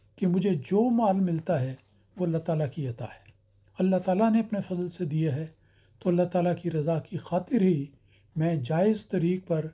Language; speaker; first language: Urdu; native; Urdu